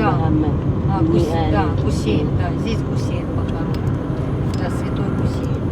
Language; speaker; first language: Russian; native; Russian